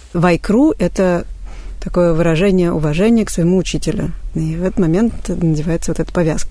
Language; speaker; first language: Russian; native; Russian